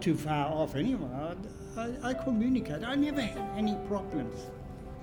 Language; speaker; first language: English; non-native, fluent; German